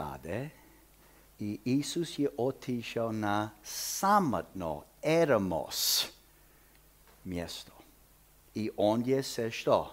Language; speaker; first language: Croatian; early bilingual, heritage; Croatian